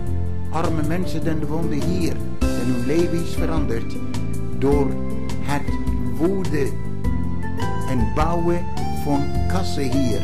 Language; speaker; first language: Dutch; non-native, fluent; Greek